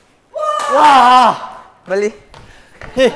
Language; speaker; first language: Korean; non-native, fluent; Chinese